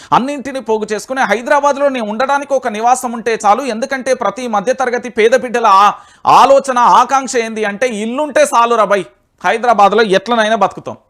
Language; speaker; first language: Telugu; native; Telugu